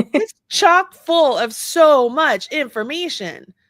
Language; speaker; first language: English; native; English